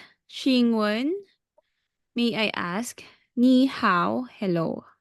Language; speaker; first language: English; non-native, learner; Filipino